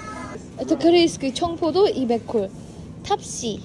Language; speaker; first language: Russian; non-native, learner; Korean